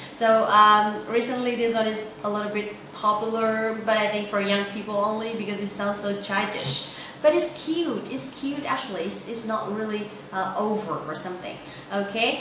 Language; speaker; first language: English; non-native, fluent; Vietnamese